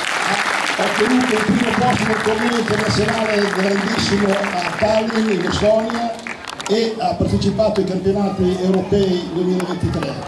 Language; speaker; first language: Italian; native; Italian